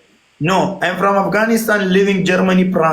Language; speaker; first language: English; non-native, learner; Pashto